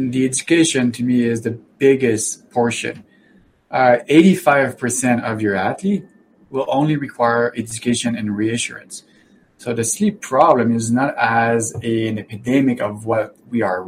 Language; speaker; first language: English; native; English